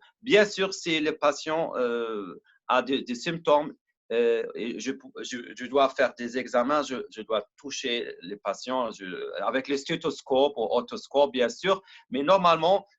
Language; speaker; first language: French; non-native, learner; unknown